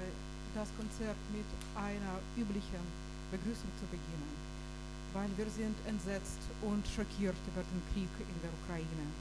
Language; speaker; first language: German; non-native, fluent; Russian